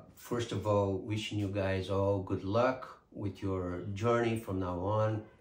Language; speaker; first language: English; non-native, fluent; Portuguese